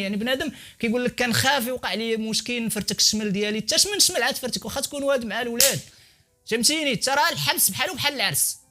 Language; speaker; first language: Arabic; native; Arabic